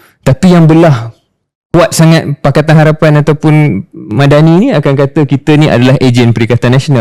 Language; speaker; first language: Malay; native; Malay